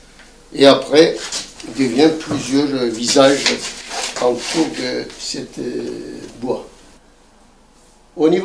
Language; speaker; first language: French; non-native, fluent; Turkish